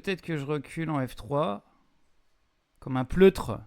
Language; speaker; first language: French; native; French